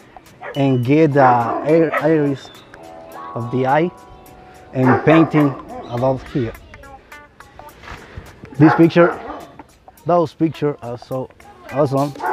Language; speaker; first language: English; non-native, learner; Spanish